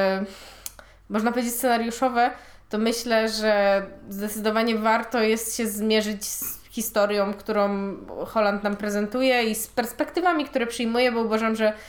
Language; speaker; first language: Polish; native; Polish